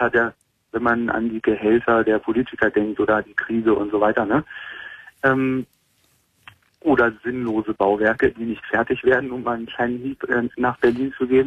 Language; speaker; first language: German; native; German